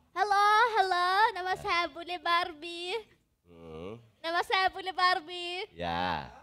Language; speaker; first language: Indonesian; non-native, fluent; German